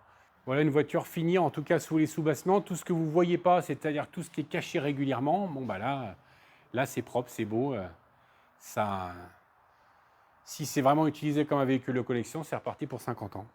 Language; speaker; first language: French; native; French